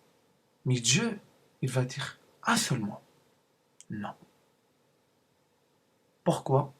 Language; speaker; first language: French; non-native, learner; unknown